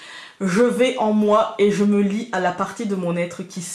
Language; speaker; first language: French; native; French